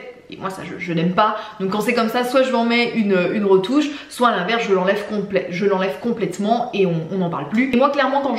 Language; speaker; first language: French; native; French